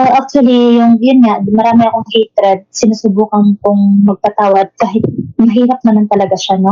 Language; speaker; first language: Filipino; non-native, local second language; Cebuano